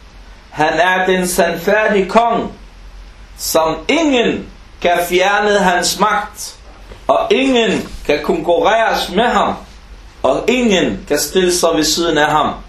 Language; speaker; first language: Danish; non-native, fluent; Arabic